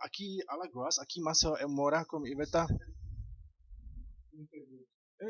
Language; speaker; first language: Portuguese; non-native, learner; Czech